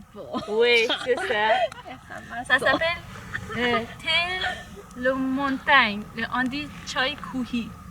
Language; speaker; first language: French; non-native, learner; Persian